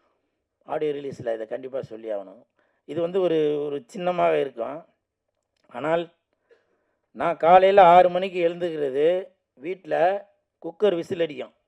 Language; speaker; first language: Tamil; native; Tamil